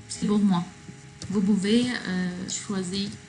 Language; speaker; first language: French; non-native, fluent; Arabic